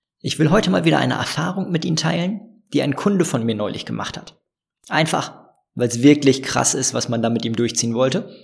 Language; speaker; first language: German; native; German